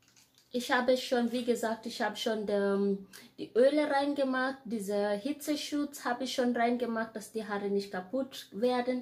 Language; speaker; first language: German; non-native, fluent; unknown